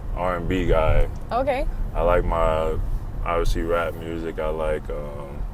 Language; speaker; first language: English; native; English